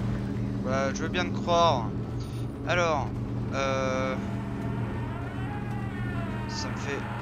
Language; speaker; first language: French; native; French